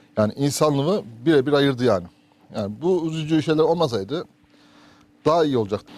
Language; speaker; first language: Turkish; native; Turkish